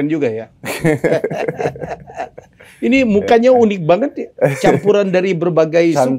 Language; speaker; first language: Indonesian; native; Indonesian